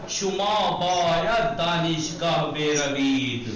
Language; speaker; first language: Persian; non-native, fluent; Urdu